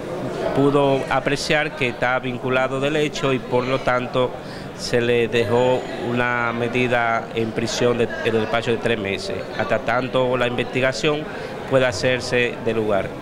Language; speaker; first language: Spanish; native; Spanish